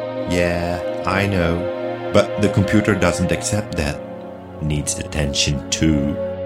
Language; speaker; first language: English; non-native, fluent; Dutch